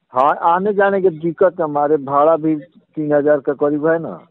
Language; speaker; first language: Hindi; native; Hindi